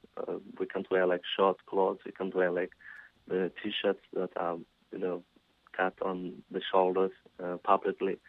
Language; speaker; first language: English; non-native, fluent; Somali